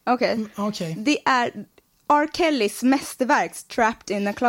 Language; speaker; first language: Swedish; native; Swedish